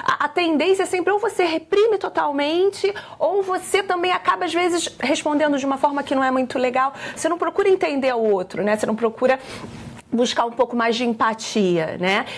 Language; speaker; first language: Portuguese; native; Portuguese